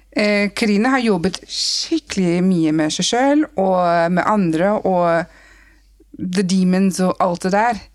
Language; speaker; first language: Norwegian; non-native, fluent; English